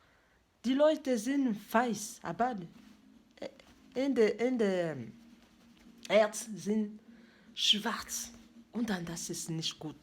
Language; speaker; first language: German; non-native, learner; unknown